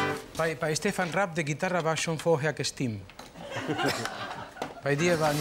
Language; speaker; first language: German; non-native, fluent; Spanish